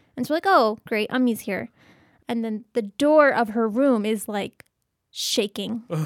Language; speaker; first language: English; early bilingual, other home language; Urdu